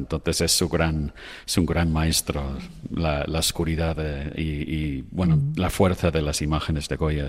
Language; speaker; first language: Spanish; non-native, fluent; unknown